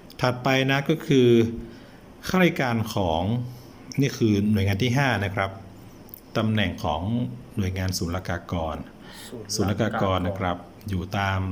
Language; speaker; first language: Thai; native; Thai